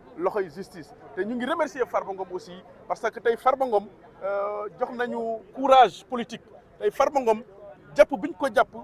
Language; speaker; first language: Wolof; non-native, local second language; Fula